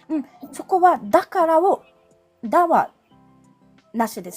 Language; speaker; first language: Japanese; non-native, fluent; Filipino